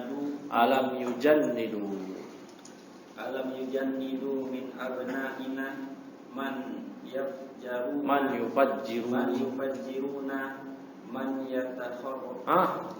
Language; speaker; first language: Arabic; non-native, learner; Indonesian